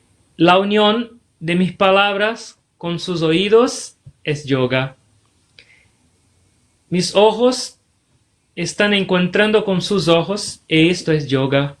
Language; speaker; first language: Spanish; non-native, fluent; Portuguese